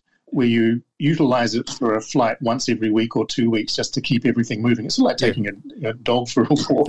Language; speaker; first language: English; native; English